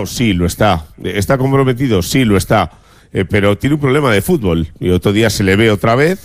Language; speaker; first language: Spanish; native; Spanish